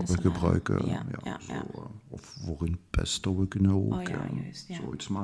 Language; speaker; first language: Dutch; non-native, local second language; French